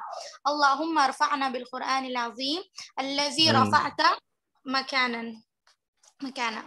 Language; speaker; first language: Arabic; non-native, learner; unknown